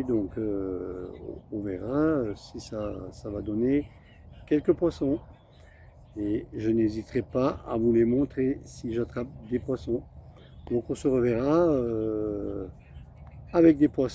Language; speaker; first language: French; native; French